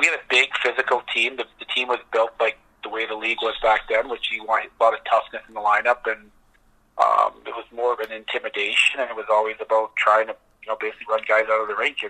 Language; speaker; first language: English; native; English